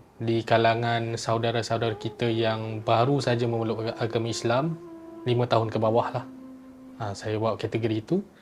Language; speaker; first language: Malay; non-native, local second language; Chinese